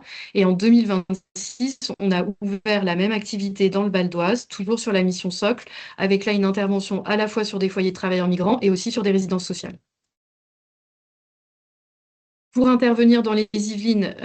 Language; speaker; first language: French; native; French